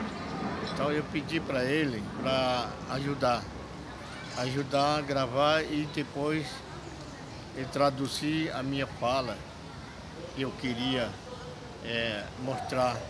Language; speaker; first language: Portuguese; non-native, local second language; Yanomámi